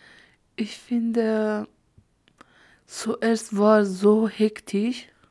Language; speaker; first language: German; non-native, learner; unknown